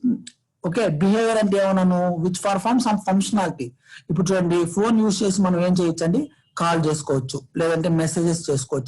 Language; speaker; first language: Telugu; native; Telugu